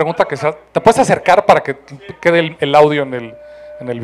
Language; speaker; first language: Spanish; native; Spanish